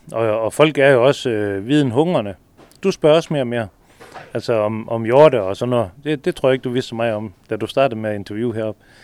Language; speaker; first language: Danish; native; Danish